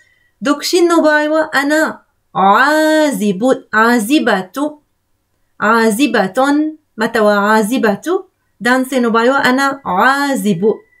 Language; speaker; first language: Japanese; non-native, fluent; Arabic